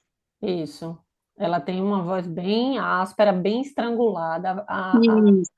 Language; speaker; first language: Portuguese; native; Portuguese